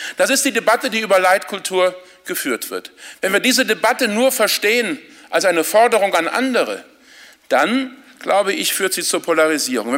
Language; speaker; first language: German; native; German